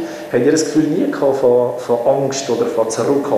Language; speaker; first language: German; native; German